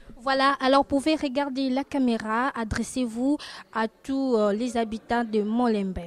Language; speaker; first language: French; non-native, local second language; Lingala